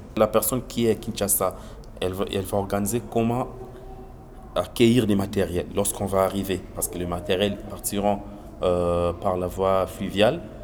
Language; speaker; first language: French; non-native, local second language; Lingala